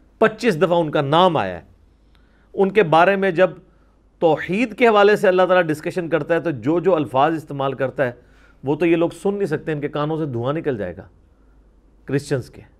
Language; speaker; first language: Urdu; non-native, local second language; Punjabi